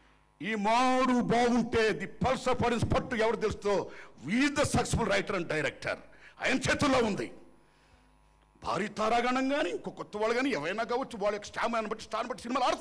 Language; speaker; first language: Telugu; native; Telugu